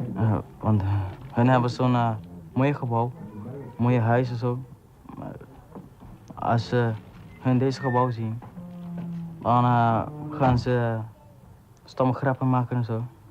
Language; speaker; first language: Dutch; early bilingual, other home language; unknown